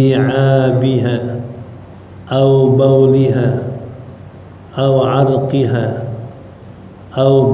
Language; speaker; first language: Arabic; non-native, fluent; Indonesian